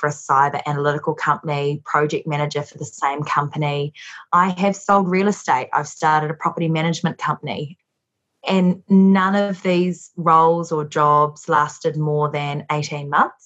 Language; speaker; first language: English; native; English